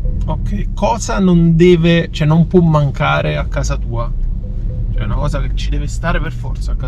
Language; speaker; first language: Italian; native; Italian